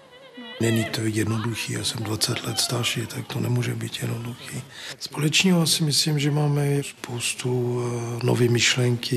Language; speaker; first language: Czech; early bilingual, heritage; Czech